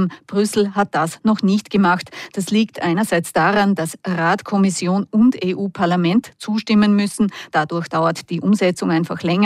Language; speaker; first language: German; native; German